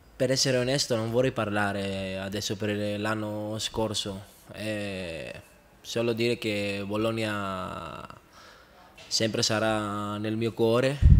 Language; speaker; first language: Italian; non-native, fluent; Greek